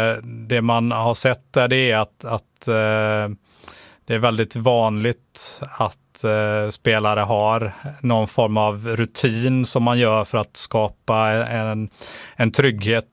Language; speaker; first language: Swedish; native; Swedish